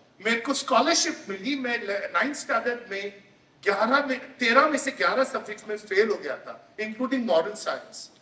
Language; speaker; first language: Hindi; native; Hindi